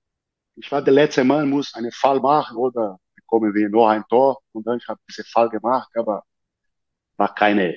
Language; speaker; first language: German; non-native, learner; Portuguese